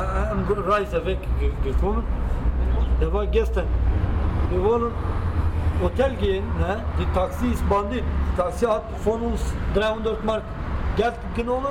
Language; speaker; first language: German; non-native, learner; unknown